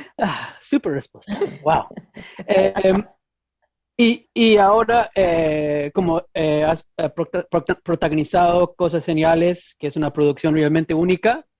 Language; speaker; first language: Spanish; non-native, fluent; English